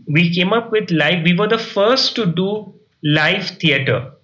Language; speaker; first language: English; non-native, local second language; Bangla